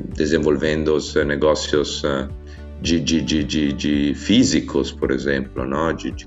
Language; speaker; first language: Portuguese; non-native, fluent; Italian